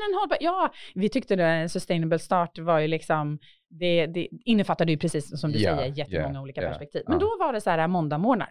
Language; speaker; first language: Swedish; native; Swedish